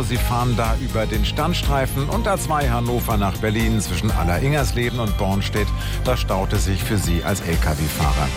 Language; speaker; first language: German; native; German